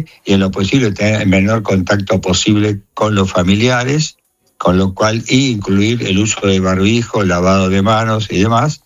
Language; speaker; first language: Spanish; native; Spanish